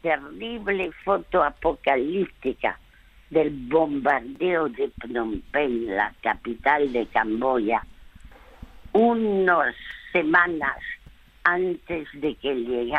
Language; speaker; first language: Spanish; early bilingual, other home language; French